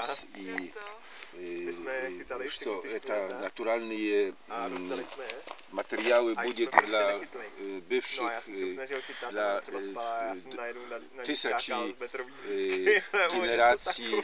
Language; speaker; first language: Russian; non-native, learner; Polish